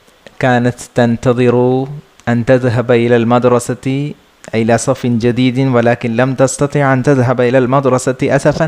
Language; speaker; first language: Arabic; non-native, fluent; Malayalam